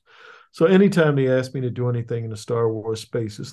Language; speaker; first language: English; native; English